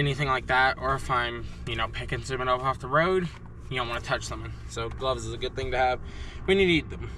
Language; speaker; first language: English; native; English